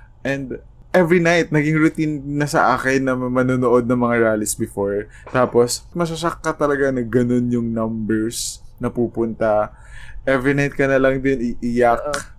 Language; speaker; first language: Filipino; non-native, local second language; Waray